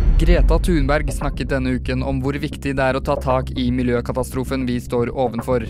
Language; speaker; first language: Norwegian; native; Norwegian